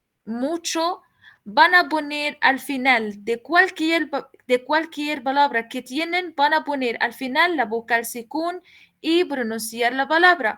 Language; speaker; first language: Spanish; non-native, fluent; Arabic